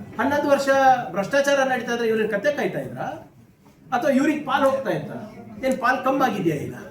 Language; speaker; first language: Kannada; native; Kannada